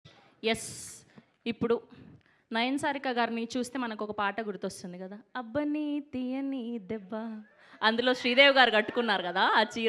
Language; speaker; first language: Telugu; native; Telugu